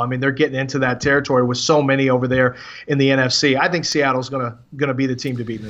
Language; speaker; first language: English; native; English